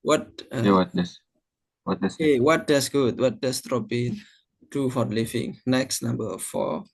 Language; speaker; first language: English; non-native, fluent; Indonesian